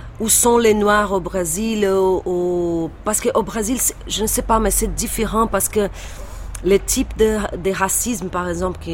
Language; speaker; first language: French; non-native, fluent; Portuguese